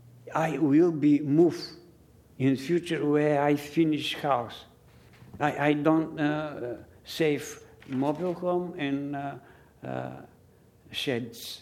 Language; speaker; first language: English; non-native, learner; Bulgarian